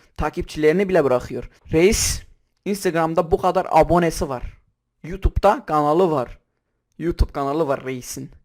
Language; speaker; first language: Turkish; non-native, local second language; Kurdish